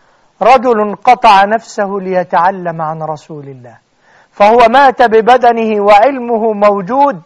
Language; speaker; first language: Arabic; native; Arabic